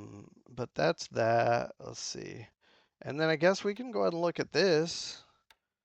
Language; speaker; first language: English; native; English